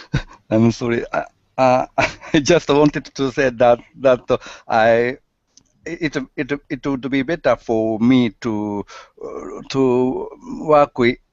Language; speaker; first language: English; non-native, learner; Japanese